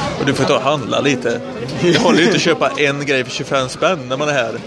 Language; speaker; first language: Swedish; native; Swedish